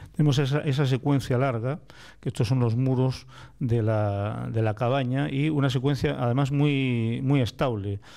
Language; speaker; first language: Spanish; native; Spanish